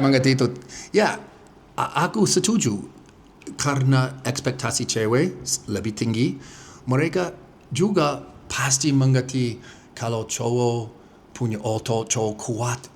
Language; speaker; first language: Indonesian; non-native, fluent; English